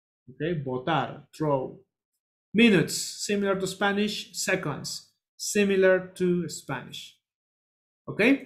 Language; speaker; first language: English; non-native, learner; Spanish